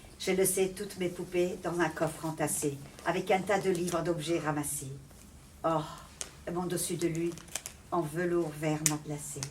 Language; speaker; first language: French; early bilingual, other home language; Persian